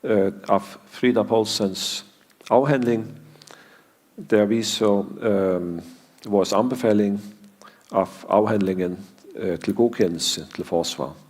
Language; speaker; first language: Danish; non-native, fluent; Faroese